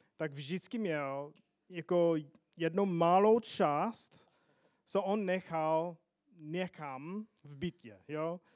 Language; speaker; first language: Czech; non-native, fluent; English